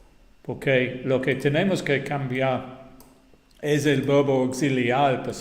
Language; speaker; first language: Spanish; non-native, fluent; English